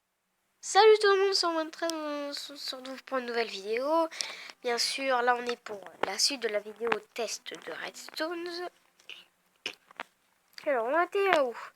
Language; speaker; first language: French; native; French